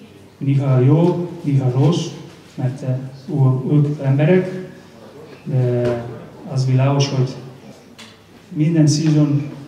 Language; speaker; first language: Hungarian; non-native, learner; Spanish